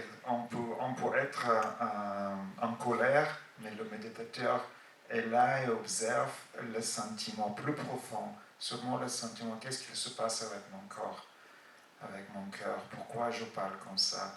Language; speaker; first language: French; non-native, fluent; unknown